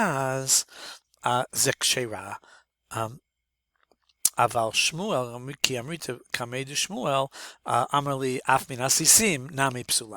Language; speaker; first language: Hebrew; non-native, fluent; English